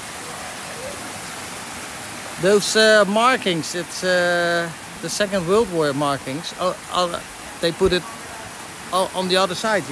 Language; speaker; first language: English; non-native, learner; Dutch